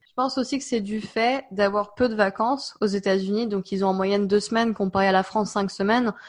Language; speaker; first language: French; native; French